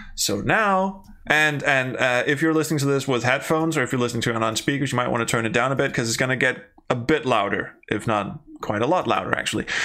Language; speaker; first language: English; non-native, fluent; Danish